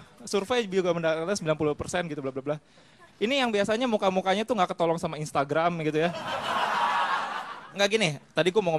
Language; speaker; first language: Indonesian; native; Indonesian